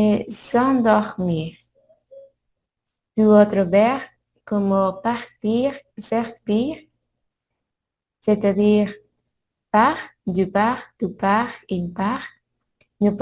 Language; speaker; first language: French; non-native, learner; Spanish